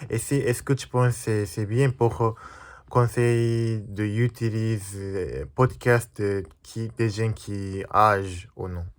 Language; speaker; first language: French; non-native, learner; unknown